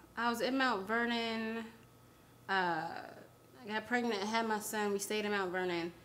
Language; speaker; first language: English; native; English